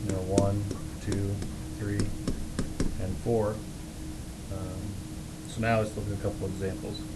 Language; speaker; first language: English; native; English